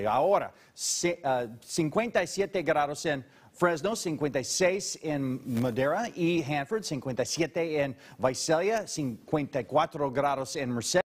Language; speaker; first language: Spanish; non-native, fluent; English